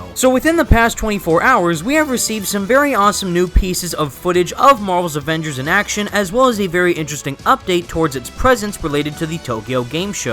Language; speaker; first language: English; native; English